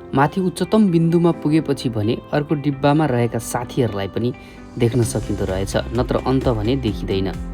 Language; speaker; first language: Nepali; native; Nepali